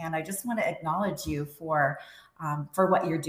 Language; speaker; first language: English; native; English